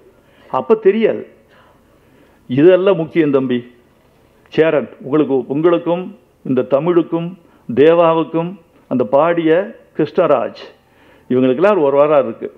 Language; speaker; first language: Tamil; native; Tamil